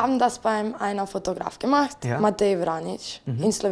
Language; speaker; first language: German; non-native, fluent; Slovenian